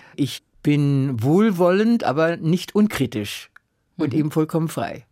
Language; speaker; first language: German; native; German